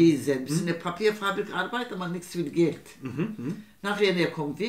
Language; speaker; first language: German; non-native, learner; Turkish